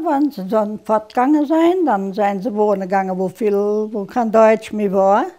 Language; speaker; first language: German; early bilingual, heritage; German